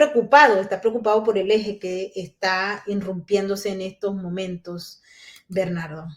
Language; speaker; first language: Spanish; native; Spanish